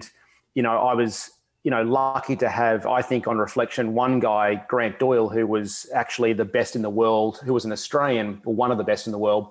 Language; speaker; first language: English; native; English